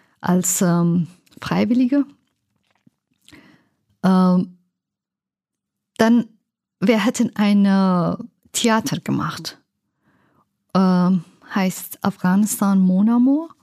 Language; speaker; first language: German; non-native, learner; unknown